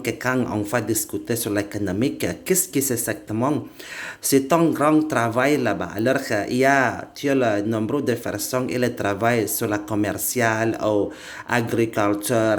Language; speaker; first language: French; non-native, learner; Indonesian